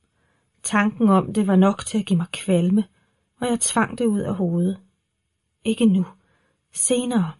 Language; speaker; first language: Danish; native; Danish